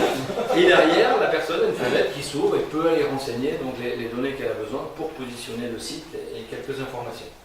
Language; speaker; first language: French; native; French